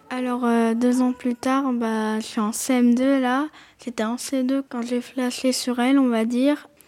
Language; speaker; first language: French; native; French